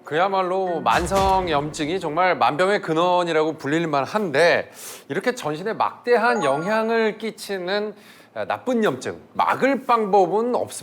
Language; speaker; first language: Korean; native; Korean